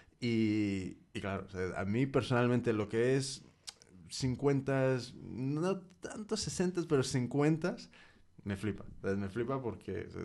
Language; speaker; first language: Spanish; early bilingual, heritage; Spanish